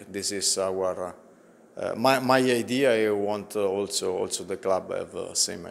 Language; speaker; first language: English; non-native, learner; Italian